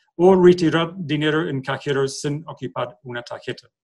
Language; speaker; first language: Spanish; non-native, fluent; English